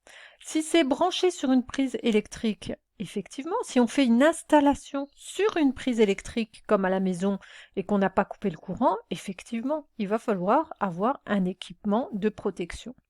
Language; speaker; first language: French; native; French